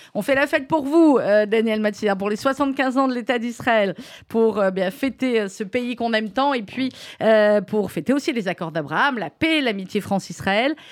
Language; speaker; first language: French; native; French